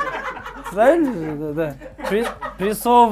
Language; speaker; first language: Russian; non-native, learner; Kazakh